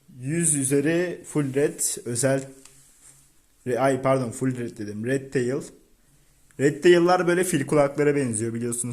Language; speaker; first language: Turkish; native; Turkish